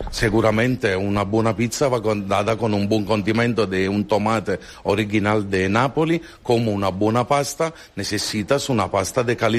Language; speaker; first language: Spanish; non-native, fluent; Italian